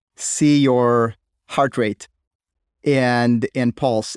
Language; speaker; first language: English; non-native, fluent; Hebrew